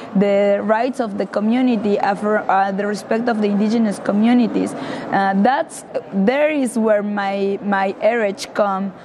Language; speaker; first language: English; non-native, learner; Spanish